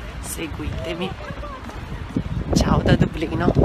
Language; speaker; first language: Italian; native; Italian